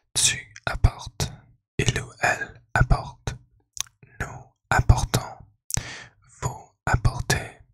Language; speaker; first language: French; non-native, learner; English